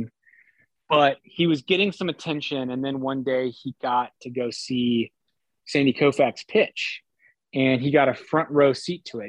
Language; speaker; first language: English; native; English